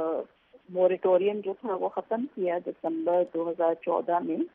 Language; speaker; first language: Urdu; native; Urdu